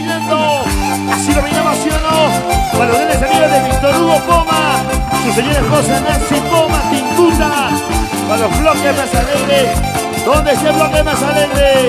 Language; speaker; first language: Spanish; native; Spanish